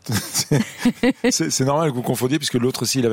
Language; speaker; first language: French; native; French